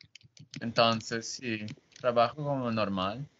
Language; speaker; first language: Spanish; non-native, learner; Portuguese